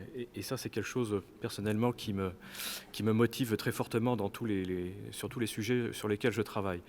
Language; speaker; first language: French; native; French